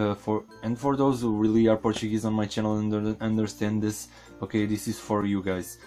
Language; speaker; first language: English; non-native, fluent; Portuguese